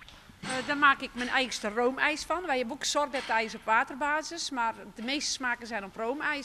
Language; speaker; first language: Dutch; native; Dutch